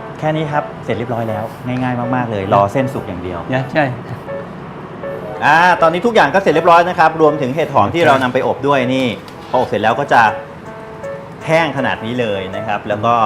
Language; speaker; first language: Thai; native; Thai